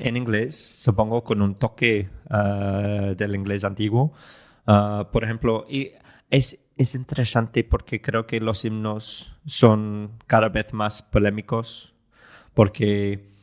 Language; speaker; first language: Spanish; non-native, fluent; English